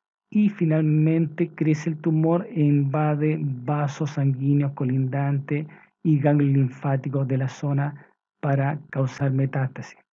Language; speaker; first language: Spanish; native; Spanish